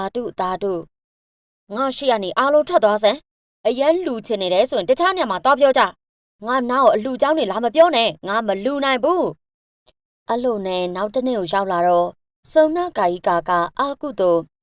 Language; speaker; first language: Burmese; native; Burmese